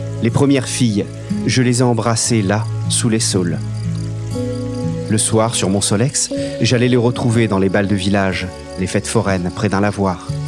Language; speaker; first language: French; native; French